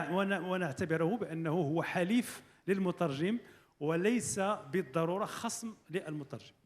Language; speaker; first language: Arabic; native; Arabic